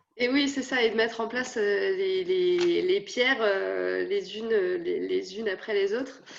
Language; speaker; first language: French; native; French